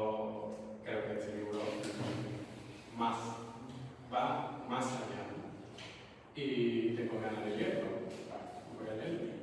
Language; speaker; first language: Spanish; non-native, fluent; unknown